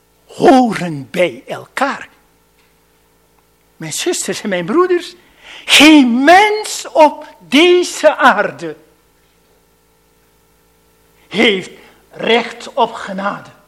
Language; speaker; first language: Dutch; non-native, fluent; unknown